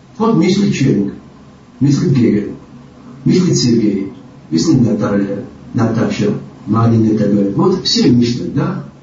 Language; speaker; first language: Russian; non-native, local second language; Georgian